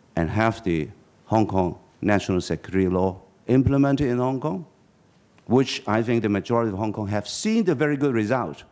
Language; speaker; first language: English; non-native, local second language; Chinese